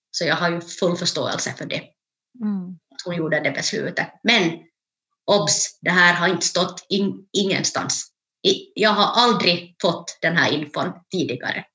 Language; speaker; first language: Swedish; native; Swedish